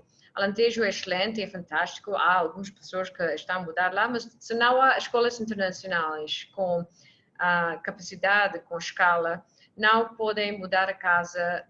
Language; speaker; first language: Portuguese; non-native, fluent; English